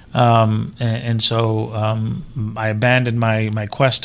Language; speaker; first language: English; native; English